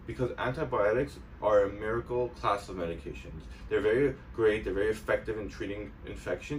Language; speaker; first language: English; native; English